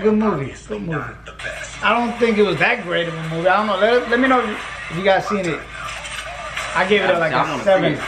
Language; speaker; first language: English; native; English